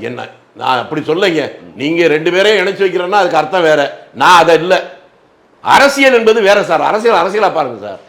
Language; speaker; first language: Tamil; native; Tamil